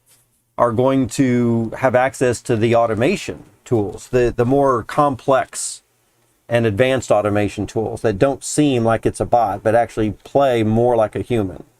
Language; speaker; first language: English; native; English